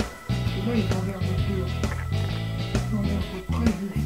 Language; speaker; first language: French; native; French